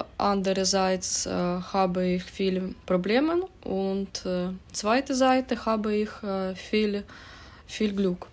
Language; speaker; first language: German; non-native, learner; Ukrainian